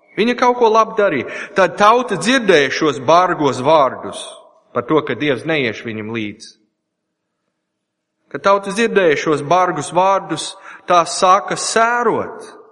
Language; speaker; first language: Latvian; non-native, learner; English